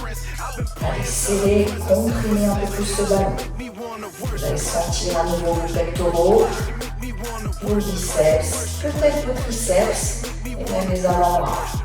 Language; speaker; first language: French; native; French